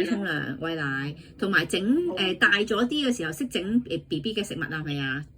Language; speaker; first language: Cantonese; native; Cantonese